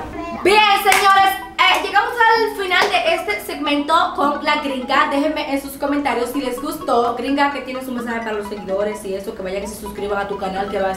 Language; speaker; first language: Spanish; native; Spanish